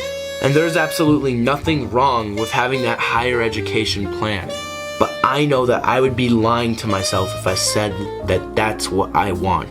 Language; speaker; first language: English; native; English